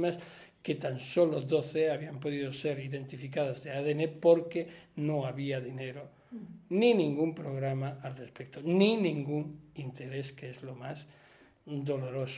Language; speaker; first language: Spanish; native; Spanish